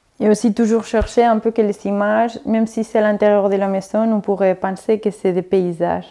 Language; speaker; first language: French; non-native, fluent; Spanish